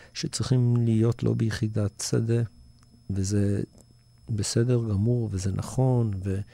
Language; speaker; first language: Hebrew; early bilingual, other home language; English